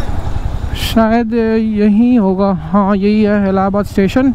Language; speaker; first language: Hindi; native; Hindi